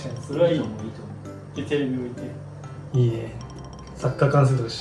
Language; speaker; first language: Japanese; native; Japanese